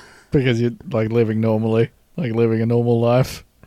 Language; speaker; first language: English; native; English